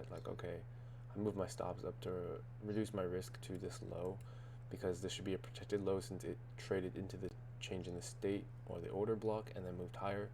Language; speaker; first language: English; native; English